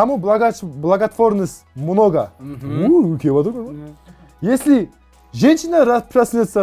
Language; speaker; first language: Russian; non-native, learner; Kazakh